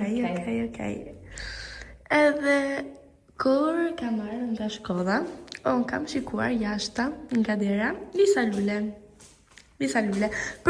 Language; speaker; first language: Albanian; early bilingual, heritage; Albanian